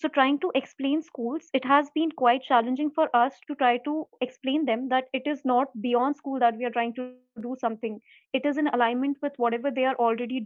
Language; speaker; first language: English; non-native, local second language; Hindi